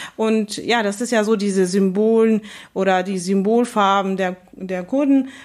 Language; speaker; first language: German; early bilingual, other home language; Kurdish